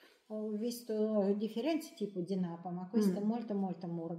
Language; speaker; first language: Italian; non-native, learner; Russian